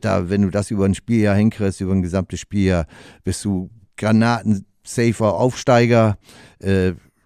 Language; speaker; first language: German; native; German